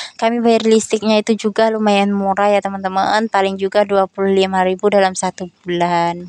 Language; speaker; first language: Indonesian; non-native, local second language; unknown